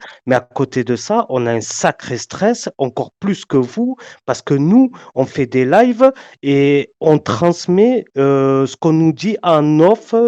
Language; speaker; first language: French; native; French